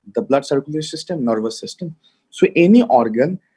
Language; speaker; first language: English; non-native, local second language; Hindi